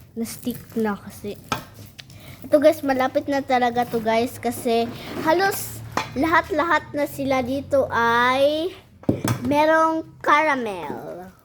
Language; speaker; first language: Filipino; non-native, local second language; Cebuano